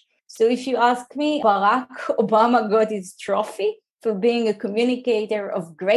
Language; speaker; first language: English; non-native, fluent; Hebrew